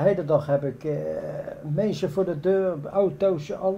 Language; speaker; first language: Dutch; native; Dutch